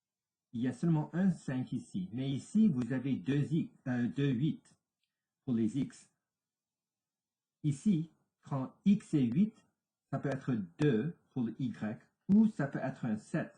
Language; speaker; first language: French; non-native, local second language; English